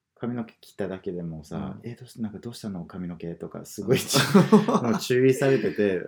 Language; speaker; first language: Japanese; non-native, fluent; English